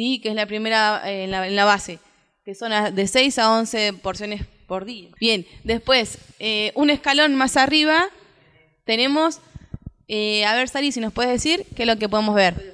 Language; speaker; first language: Spanish; native; Spanish